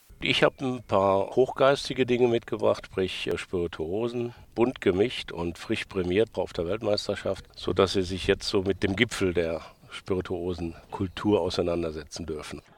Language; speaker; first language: German; native; German